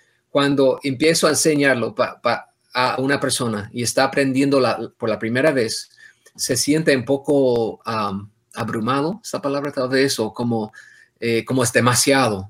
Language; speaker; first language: Spanish; non-native, fluent; English